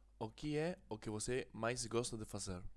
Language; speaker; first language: Portuguese; non-native, learner; Spanish